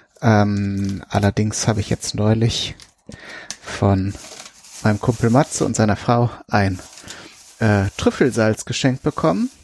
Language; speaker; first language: German; native; German